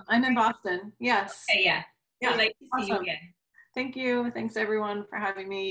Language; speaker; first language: English; native; English